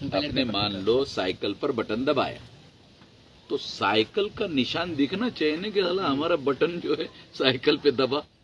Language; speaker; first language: Hindi; non-native, local second language; Marathi